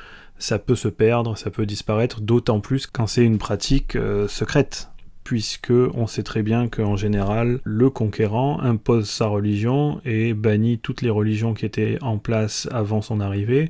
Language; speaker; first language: French; native; French